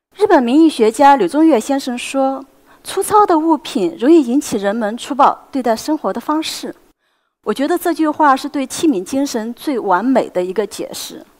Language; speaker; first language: Chinese; native; Chinese